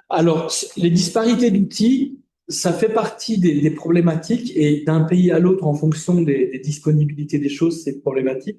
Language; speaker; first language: French; native; French